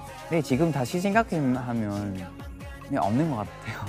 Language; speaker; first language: Korean; non-native, fluent; Vietnamese